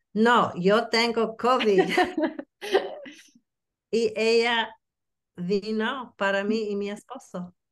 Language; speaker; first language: Spanish; non-native, learner; English